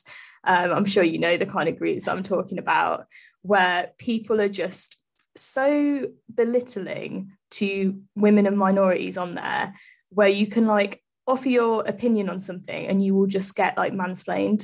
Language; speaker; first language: English; native; English